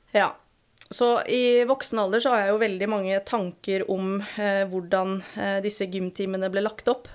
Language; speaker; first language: Norwegian; native; Norwegian